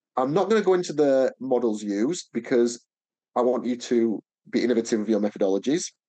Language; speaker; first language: English; native; English